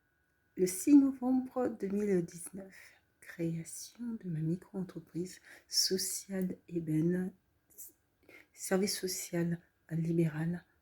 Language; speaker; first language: French; native; French